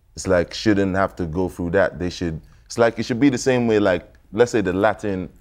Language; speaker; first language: English; non-native, local second language; Yoruba